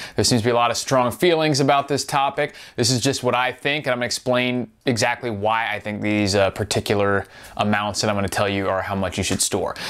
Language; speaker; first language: English; native; English